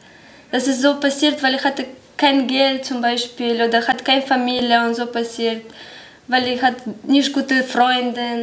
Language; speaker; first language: German; non-native, learner; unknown